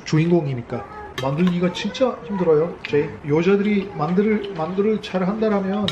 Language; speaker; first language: Korean; non-native, fluent; Turkish